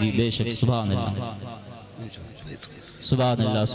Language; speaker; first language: Hindi; native; Hindi